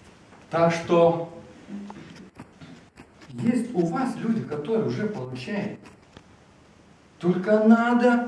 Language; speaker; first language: Russian; non-native, fluent; Lithuanian